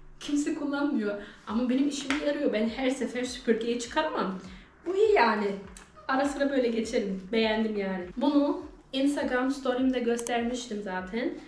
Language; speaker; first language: Turkish; early bilingual, heritage; Turkish